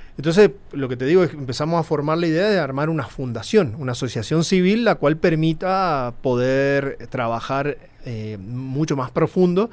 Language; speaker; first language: Spanish; native; Spanish